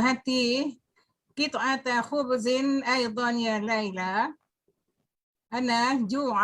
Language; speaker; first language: Arabic; non-native, learner; Malay